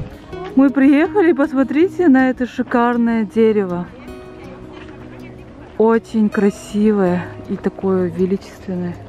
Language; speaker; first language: Russian; non-native, local second language; Kazakh